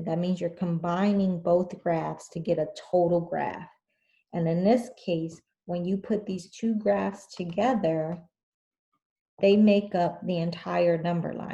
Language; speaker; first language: English; native; English